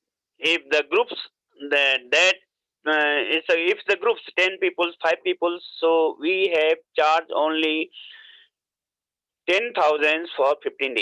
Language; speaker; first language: English; non-native, learner; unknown